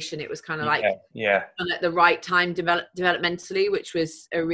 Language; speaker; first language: English; native; English